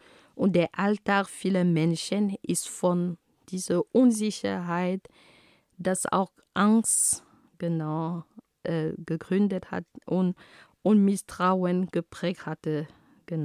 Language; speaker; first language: German; non-native, fluent; Ghomala